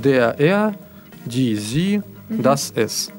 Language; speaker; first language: German; non-native, fluent; Russian